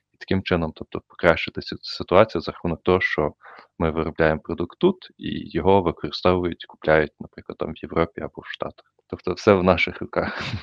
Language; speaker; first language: Ukrainian; native; Ukrainian